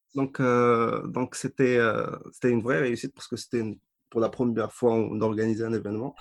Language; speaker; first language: French; non-native, local second language; Arabic